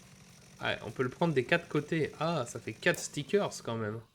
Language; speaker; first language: French; native; French